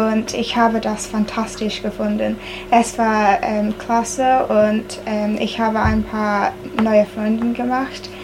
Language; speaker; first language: German; non-native, learner; English